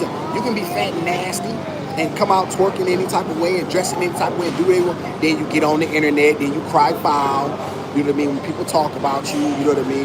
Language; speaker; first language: English; native; English